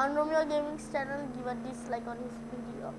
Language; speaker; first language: English; non-native, learner; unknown